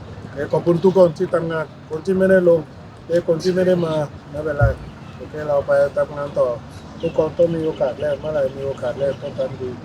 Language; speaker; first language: Thai; non-native, learner; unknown